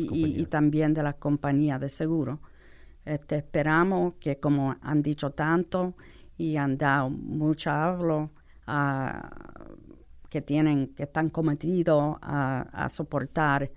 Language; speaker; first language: Spanish; non-native, fluent; English